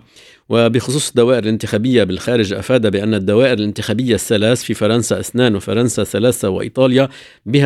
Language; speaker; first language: Arabic; native; Arabic